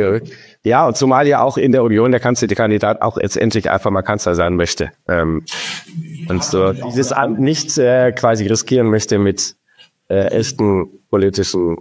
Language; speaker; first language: German; native; German